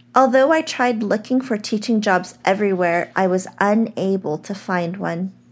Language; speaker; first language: English; native; English